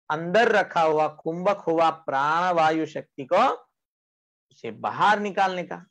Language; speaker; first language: Hindi; non-native, local second language; Marathi